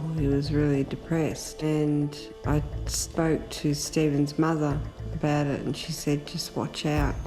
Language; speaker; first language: English; native; English